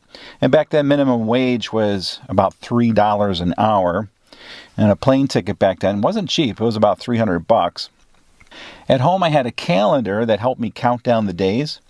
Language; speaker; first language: English; native; English